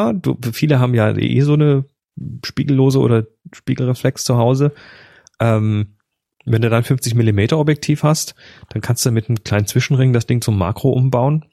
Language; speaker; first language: German; native; German